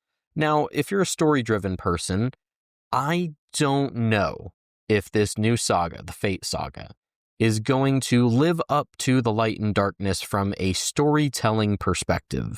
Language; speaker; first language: English; native; English